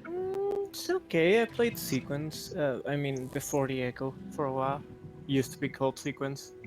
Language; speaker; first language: English; native; English